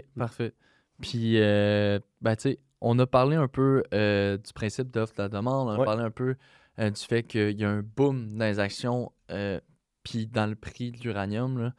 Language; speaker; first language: French; native; French